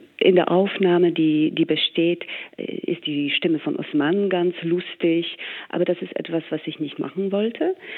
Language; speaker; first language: German; non-native, fluent; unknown